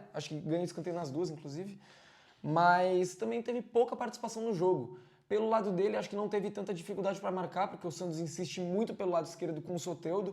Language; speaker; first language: Portuguese; native; Portuguese